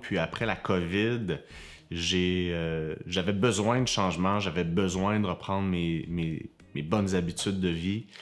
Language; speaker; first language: French; native; French